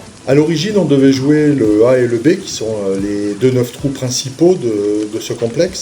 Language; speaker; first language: French; native; French